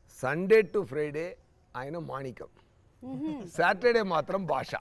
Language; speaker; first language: Telugu; non-native, learner; Tamil